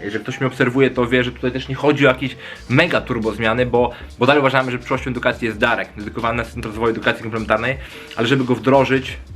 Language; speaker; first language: Polish; native; Polish